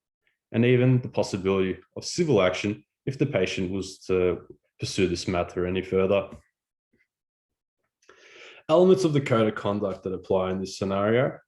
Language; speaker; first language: English; native; English